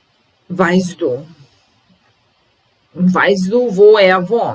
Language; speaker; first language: German; non-native, fluent; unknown